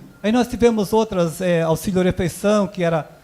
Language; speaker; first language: Portuguese; native; Portuguese